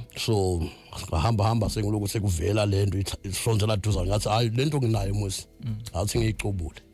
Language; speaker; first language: Zulu; non-native, local second language; Swati